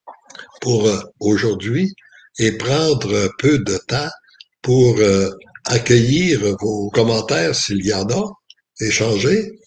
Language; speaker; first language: French; native; French